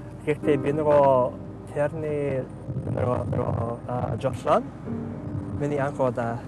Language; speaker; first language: Mongolian; non-native, learner; English